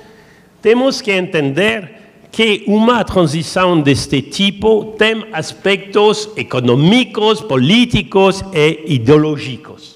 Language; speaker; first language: Portuguese; non-native, learner; French